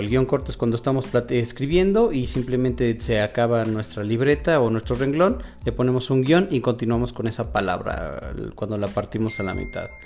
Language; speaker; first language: Spanish; native; Spanish